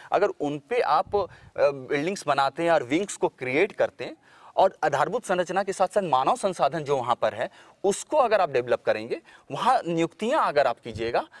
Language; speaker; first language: Hindi; native; Hindi